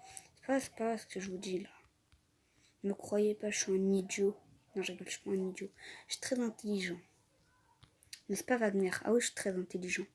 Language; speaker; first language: French; native; French